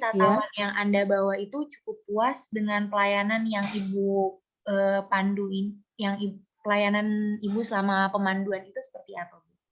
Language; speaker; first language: Indonesian; native; Indonesian